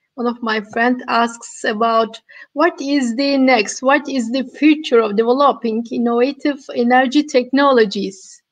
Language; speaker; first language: English; non-native, fluent; Turkish